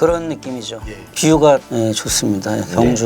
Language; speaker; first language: Korean; native; Korean